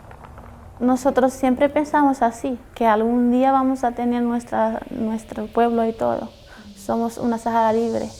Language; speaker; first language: Spanish; non-native, learner; Arabic